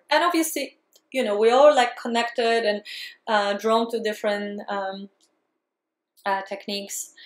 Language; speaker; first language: English; non-native, fluent; Polish